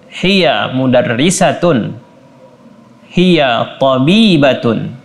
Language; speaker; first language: Arabic; non-native, fluent; Indonesian